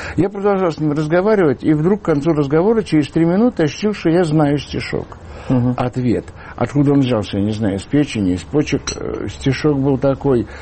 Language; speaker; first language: Russian; native; Russian